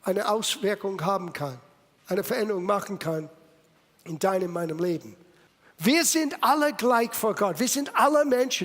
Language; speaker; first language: German; non-native, fluent; English